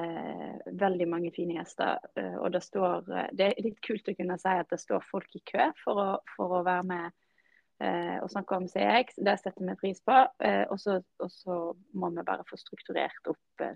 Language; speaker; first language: Norwegian; native; Norwegian